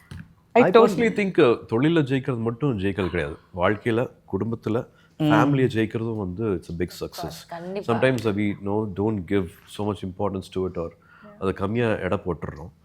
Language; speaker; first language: Tamil; native; Tamil